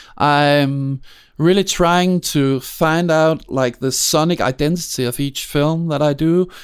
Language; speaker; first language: English; non-native, fluent; Danish